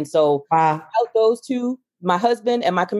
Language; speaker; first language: English; native; English